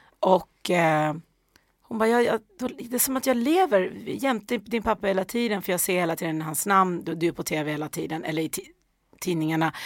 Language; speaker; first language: Swedish; early bilingual, other home language; Persian